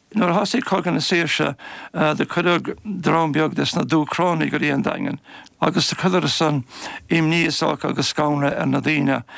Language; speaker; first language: Irish; native; Irish